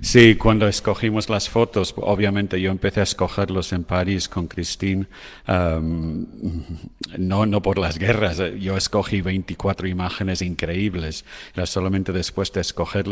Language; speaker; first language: Spanish; non-native, fluent; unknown